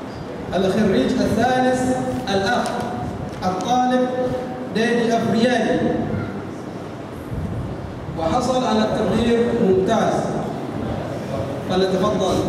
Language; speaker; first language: Arabic; non-native, fluent; Indonesian